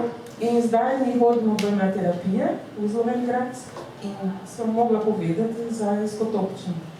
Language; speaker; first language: Slovenian; non-native, learner; Portuguese